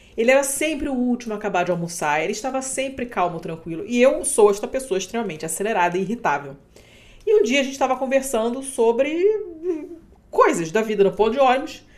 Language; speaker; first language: Portuguese; native; Portuguese